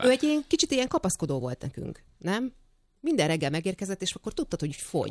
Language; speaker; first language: Hungarian; native; Hungarian